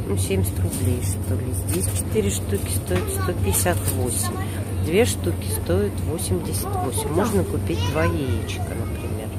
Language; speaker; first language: Russian; native; Russian